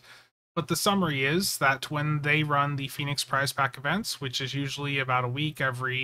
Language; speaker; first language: English; native; English